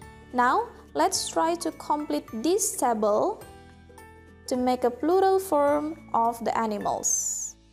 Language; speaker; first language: English; non-native, fluent; Indonesian